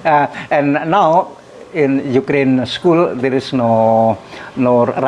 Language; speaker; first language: English; non-native, learner; Indonesian